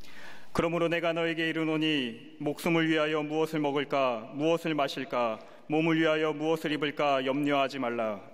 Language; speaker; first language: Korean; native; Korean